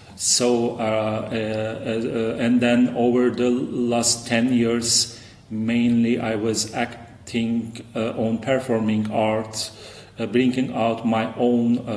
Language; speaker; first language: English; non-native, fluent; Turkish